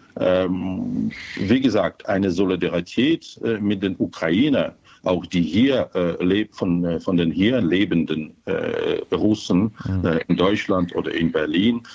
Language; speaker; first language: German; non-native, fluent; Ukrainian